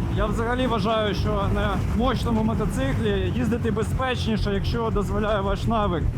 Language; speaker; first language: Ukrainian; non-native, local second language; Russian